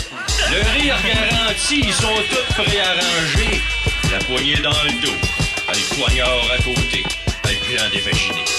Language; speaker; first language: French; native; French